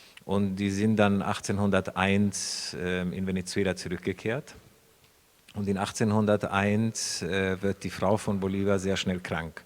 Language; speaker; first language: German; non-native, fluent; Spanish